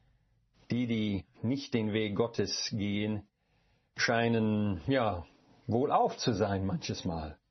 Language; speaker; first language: German; non-native, fluent; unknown